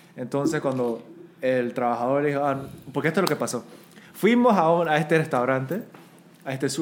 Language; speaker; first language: Spanish; native; Spanish